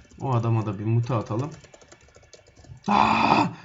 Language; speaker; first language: Turkish; native; Turkish